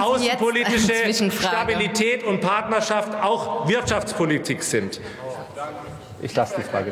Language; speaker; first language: German; native; German